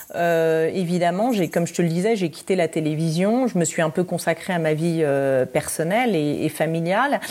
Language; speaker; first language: French; native; French